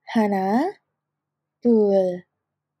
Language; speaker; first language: Korean; non-native, fluent; Indonesian